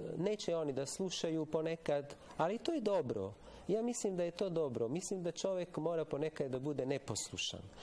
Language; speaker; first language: Serbian; non-native, fluent; Italian